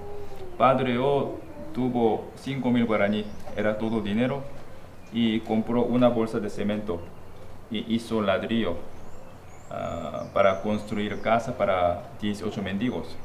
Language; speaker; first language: Spanish; non-native, fluent; Korean